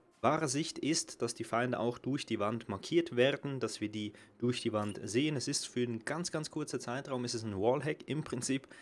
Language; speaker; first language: German; native; German